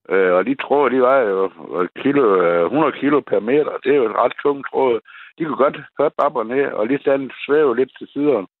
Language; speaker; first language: Danish; native; Danish